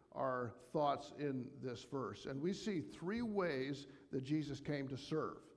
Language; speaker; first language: English; native; English